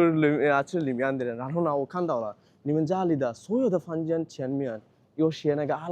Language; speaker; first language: Chinese; non-native, fluent; Bangla